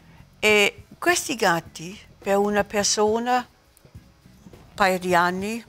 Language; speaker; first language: Italian; non-native, learner; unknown